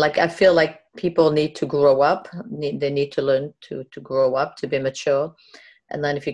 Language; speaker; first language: English; non-native, fluent; French